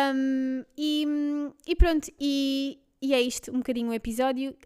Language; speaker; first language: Portuguese; non-native, fluent; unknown